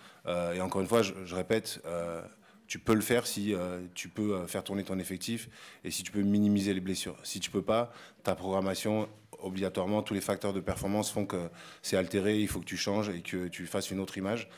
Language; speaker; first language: French; native; French